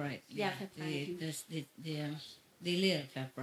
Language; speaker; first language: German; non-native, learner; Vietnamese